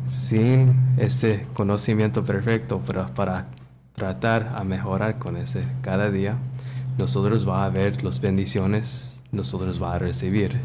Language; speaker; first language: Spanish; non-native, learner; English